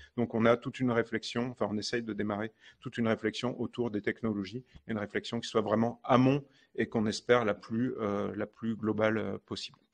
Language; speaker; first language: French; native; French